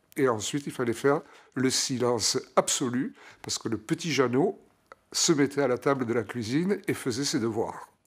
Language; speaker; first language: French; early bilingual, other home language; Italian